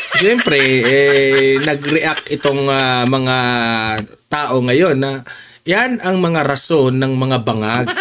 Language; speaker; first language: Filipino; non-native, local second language; Cebuano